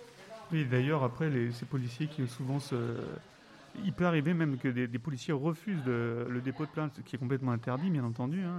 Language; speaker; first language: French; native; French